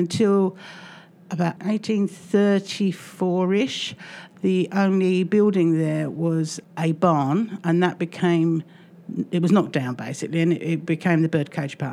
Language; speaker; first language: English; native; English